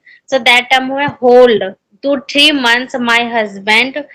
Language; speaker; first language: English; non-native, learner; Hindi